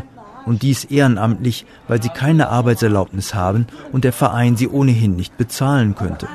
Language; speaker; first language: German; native; German